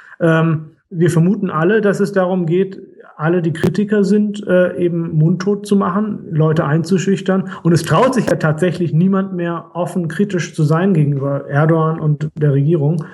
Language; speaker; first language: German; native; German